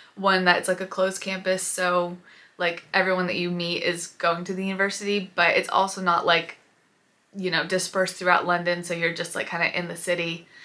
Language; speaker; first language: English; native; English